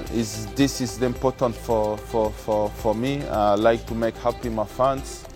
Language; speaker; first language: English; non-native, learner; French